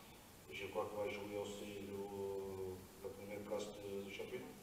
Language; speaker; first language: French; non-native, learner; Portuguese